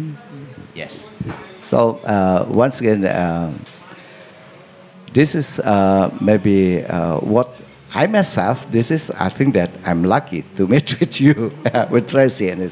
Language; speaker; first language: English; non-native, learner; Indonesian